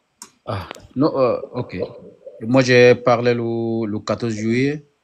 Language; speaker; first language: French; non-native, learner; Arabic